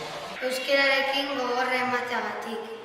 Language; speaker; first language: Basque; non-native, local second language; Spanish